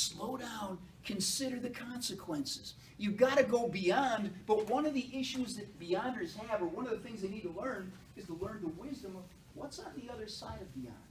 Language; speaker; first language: English; native; English